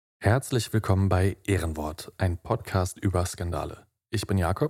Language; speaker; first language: German; native; German